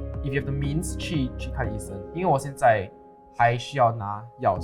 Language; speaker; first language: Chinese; non-native, local second language; English